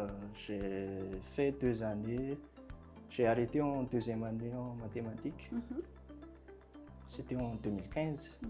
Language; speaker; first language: French; non-native, local second language; Malagasy